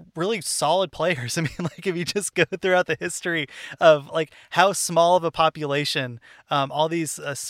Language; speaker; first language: English; native; English